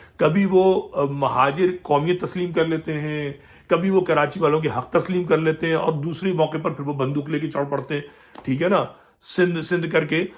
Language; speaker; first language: Urdu; native; Urdu